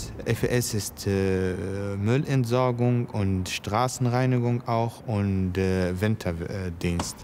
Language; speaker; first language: German; non-native, learner; Arabic